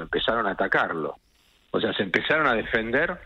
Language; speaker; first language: Spanish; native; Spanish